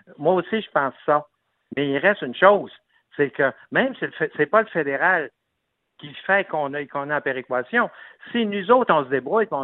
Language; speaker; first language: French; native; French